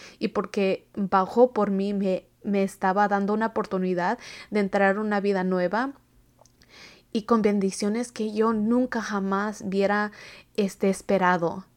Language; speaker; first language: Spanish; early bilingual, heritage; Spanish